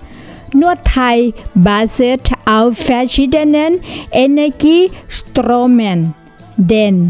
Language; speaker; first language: German; non-native, learner; Thai